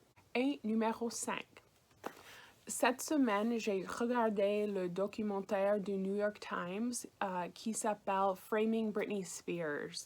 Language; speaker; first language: French; non-native, fluent; English